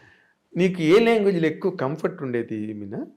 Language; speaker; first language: Telugu; native; Telugu